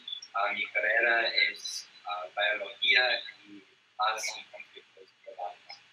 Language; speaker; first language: Spanish; non-native, learner; English